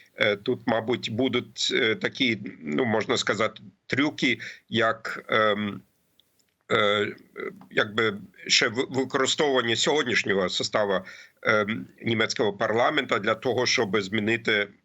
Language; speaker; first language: Ukrainian; non-native, fluent; German